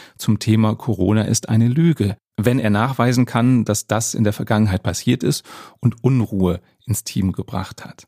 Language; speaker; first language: German; native; German